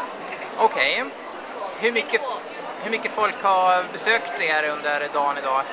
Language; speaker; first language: Swedish; native; Swedish